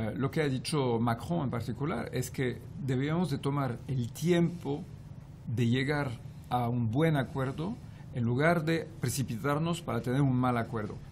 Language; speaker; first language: Spanish; non-native, fluent; French